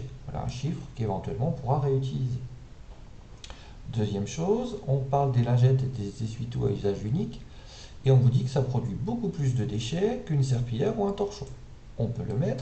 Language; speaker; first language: French; native; French